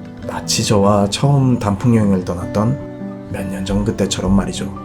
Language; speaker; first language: Korean; native; Korean